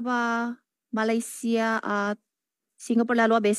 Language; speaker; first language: Filipino; non-native, learner; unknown